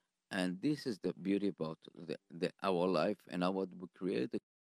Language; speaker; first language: English; non-native, fluent; Hebrew